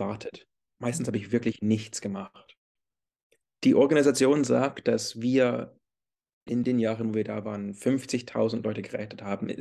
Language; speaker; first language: German; early bilingual, heritage; English